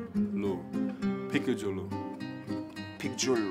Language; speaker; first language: Finnish; non-native, learner; English